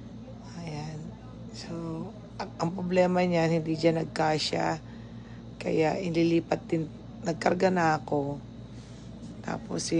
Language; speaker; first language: Filipino; native; Filipino